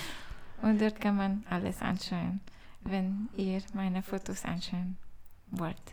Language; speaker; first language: German; non-native, learner; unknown